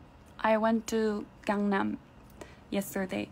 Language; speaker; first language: English; non-native, learner; Chinese